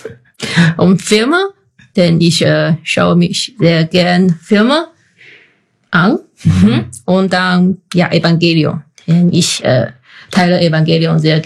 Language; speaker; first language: German; non-native, fluent; Chinese